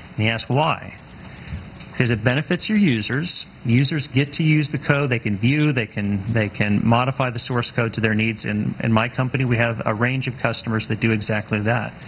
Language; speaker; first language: English; native; English